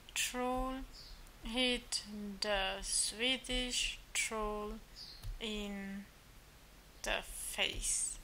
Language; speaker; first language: English; non-native, fluent; German